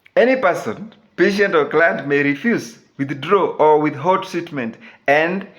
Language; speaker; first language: English; non-native, local second language; Swahili